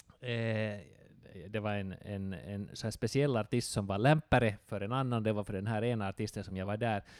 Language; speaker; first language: Swedish; native; Swedish